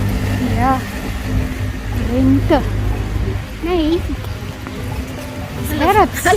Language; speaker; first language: Dutch; non-native, learner; Filipino